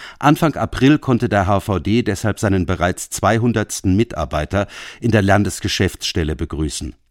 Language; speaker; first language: German; native; German